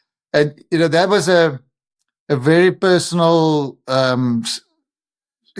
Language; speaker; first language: English; non-native, local second language; Afrikaans